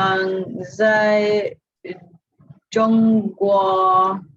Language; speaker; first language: Chinese; non-native, learner; English